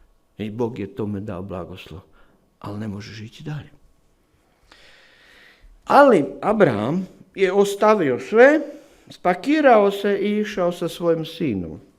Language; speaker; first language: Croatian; non-native, fluent; Slovak